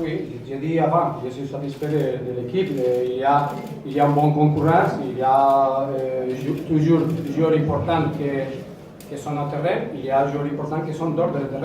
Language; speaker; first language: French; non-native, fluent; Spanish